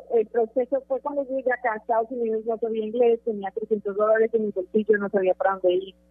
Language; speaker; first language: Spanish; native; Spanish